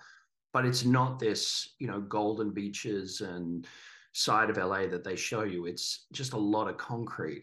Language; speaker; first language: English; native; English